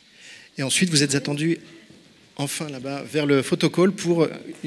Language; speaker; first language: French; native; French